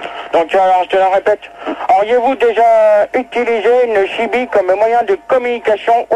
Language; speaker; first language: French; native; French